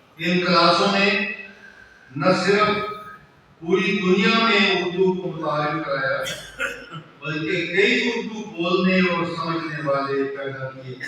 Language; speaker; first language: Urdu; non-native, local second language; Punjabi